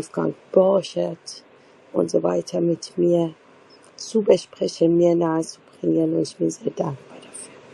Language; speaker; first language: German; non-native, fluent; Persian